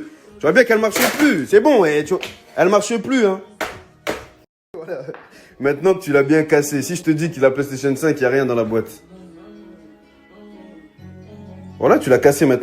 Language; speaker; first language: French; native; French